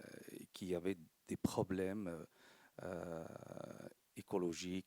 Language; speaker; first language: French; non-native, local second language; Arabic